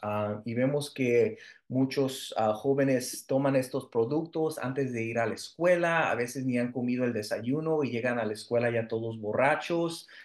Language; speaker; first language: Spanish; early bilingual, heritage; Spanish